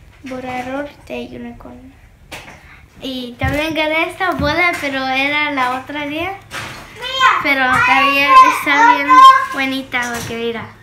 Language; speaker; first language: Spanish; early bilingual, heritage; Spanish